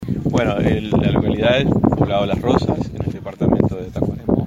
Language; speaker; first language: Spanish; native; Spanish